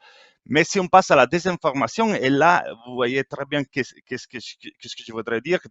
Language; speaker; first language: French; non-native, fluent; Italian